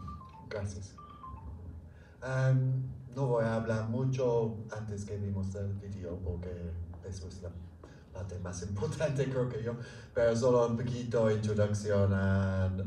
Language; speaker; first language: Spanish; non-native, fluent; English